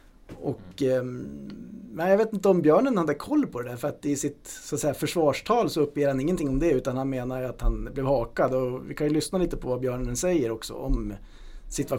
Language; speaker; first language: Swedish; native; Swedish